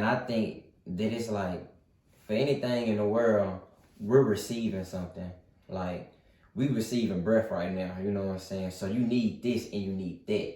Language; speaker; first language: English; native; English